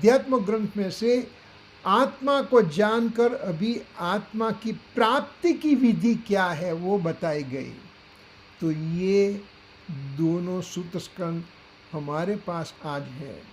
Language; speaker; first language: Hindi; non-native, local second language; Gujarati